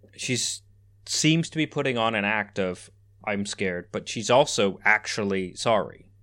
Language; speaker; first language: English; native; English